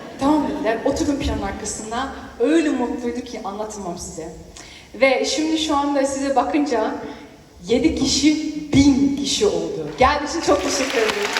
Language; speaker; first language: Turkish; early bilingual, heritage; Turkish